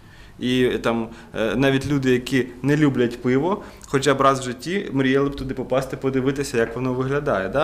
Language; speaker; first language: Ukrainian; native; Ukrainian